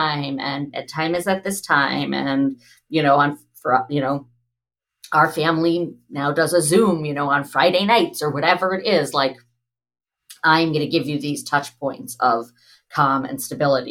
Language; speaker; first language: English; native; English